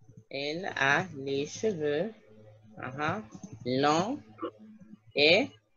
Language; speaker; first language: French; non-native, fluent; English